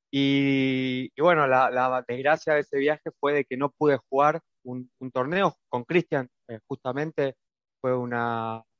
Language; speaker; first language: Spanish; native; Spanish